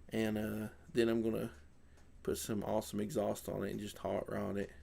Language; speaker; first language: English; native; English